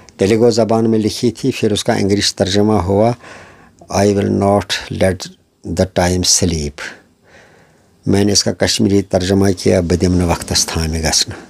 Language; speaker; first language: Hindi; non-native, local second language; Kashmiri